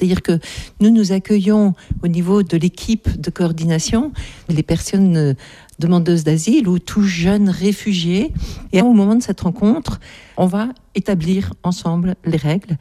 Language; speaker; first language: French; native; French